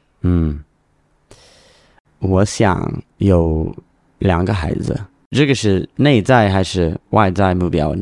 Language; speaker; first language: Chinese; non-native, learner; English